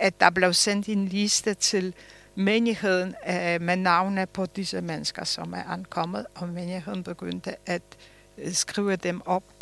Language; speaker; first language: Danish; early bilingual, other home language; Polish